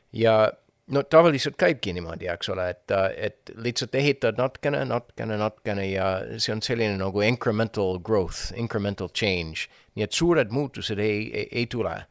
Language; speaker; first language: Estonian; non-native, fluent; English